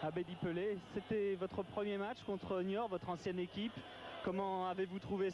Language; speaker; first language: French; native; French